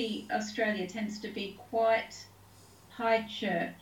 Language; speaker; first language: English; native; English